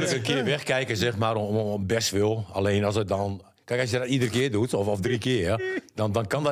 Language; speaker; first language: Dutch; native; Dutch